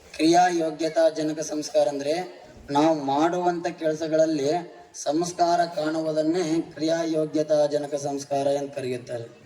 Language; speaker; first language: Kannada; non-native, fluent; Telugu